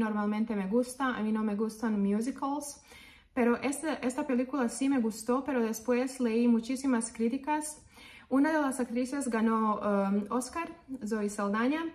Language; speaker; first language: Spanish; non-native, fluent; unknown